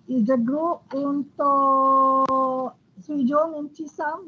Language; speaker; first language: English; non-native, local second language; Malay